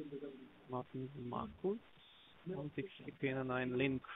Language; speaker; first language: German; non-native, learner; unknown